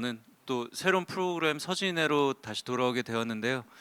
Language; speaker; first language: Korean; native; Korean